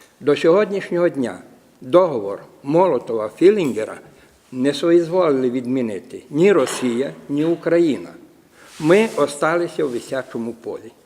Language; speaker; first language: Ukrainian; native; Ukrainian